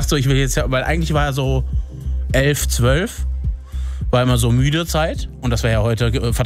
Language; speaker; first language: German; native; German